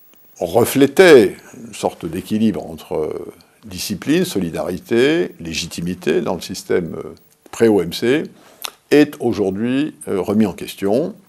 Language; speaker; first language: French; native; French